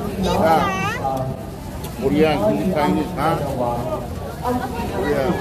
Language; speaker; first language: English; non-native, learner; Korean